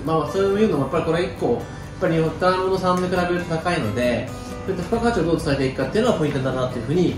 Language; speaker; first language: Japanese; native; Japanese